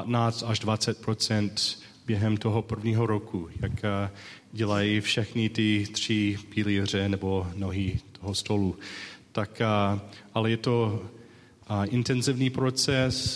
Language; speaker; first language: Czech; non-native, learner; English